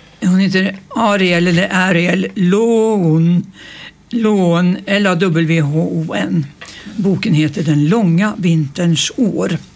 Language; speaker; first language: Swedish; native; Swedish